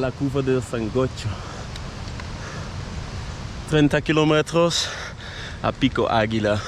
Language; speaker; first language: Spanish; non-native, learner; Dutch